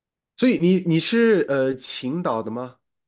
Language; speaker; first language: Chinese; non-native, fluent; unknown